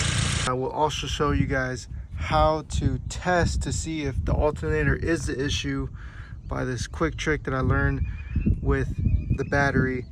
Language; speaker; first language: English; native; English